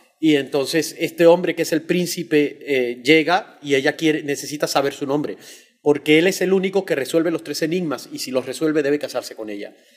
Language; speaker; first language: Spanish; native; Spanish